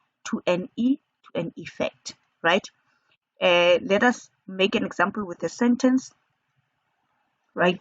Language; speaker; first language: English; non-native, local second language; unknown